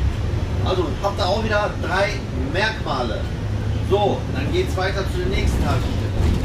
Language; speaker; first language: German; native; German